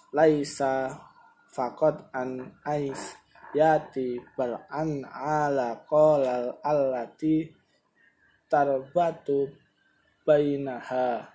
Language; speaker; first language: Arabic; non-native, learner; Indonesian